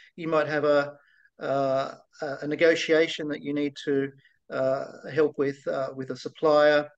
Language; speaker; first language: English; native; English